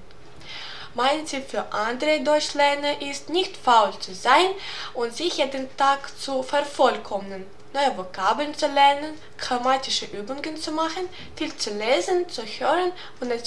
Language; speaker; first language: German; non-native, learner; Ukrainian